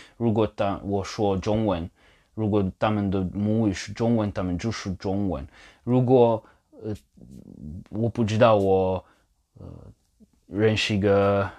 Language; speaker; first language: Chinese; non-native, fluent; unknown